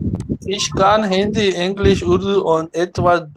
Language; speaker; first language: German; non-native, learner; Urdu